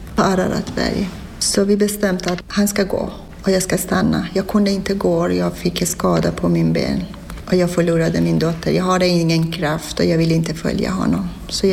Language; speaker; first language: Swedish; non-native, fluent; Persian